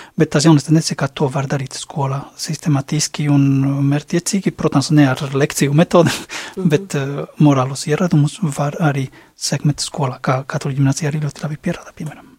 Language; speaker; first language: Latvian; non-native, fluent; Spanish